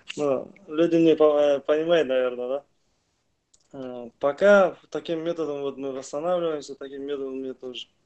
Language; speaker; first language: Russian; non-native, local second language; Kazakh